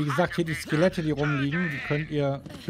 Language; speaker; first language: German; native; German